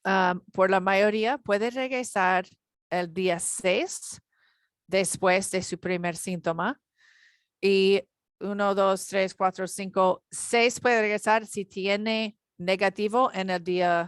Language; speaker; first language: Spanish; non-native, learner; English